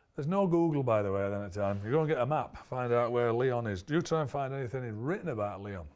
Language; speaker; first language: English; native; English